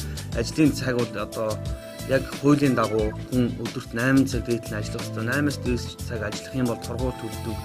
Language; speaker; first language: Mongolian; native; Mongolian